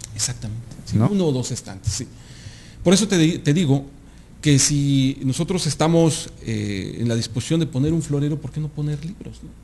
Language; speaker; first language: Spanish; native; Spanish